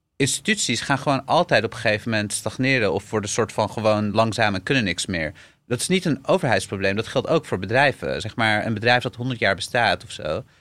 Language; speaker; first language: Dutch; early bilingual, other home language; Arabic